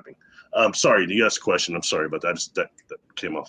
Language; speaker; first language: English; native; English